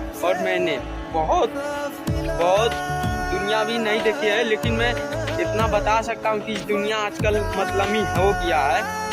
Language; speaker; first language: Hindi; non-native, local second language; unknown